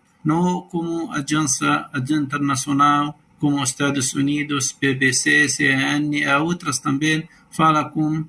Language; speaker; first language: Portuguese; non-native, learner; Arabic